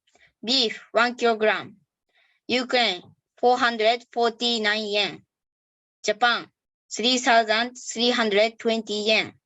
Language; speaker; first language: English; non-native, learner; Japanese